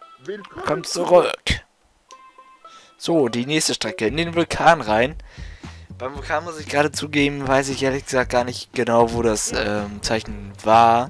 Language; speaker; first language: German; native; German